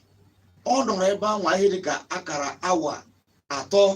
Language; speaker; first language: Igbo; native; Igbo